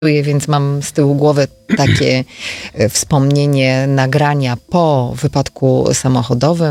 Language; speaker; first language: Polish; native; Polish